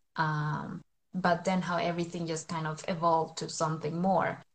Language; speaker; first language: English; non-native, fluent; Spanish